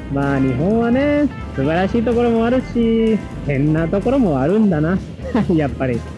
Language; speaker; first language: Japanese; non-native, fluent; Spanish